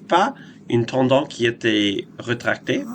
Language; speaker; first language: French; non-native, fluent; English